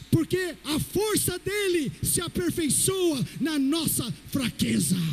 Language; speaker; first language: Portuguese; native; Portuguese